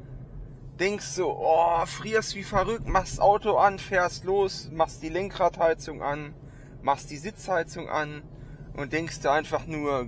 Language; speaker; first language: German; native; German